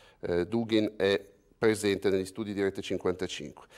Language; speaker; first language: Italian; native; Italian